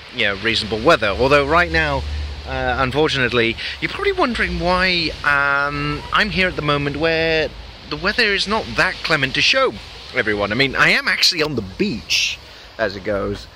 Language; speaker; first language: English; native; English